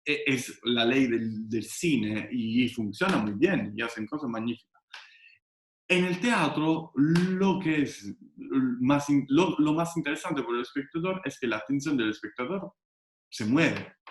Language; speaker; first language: Spanish; non-native, fluent; Italian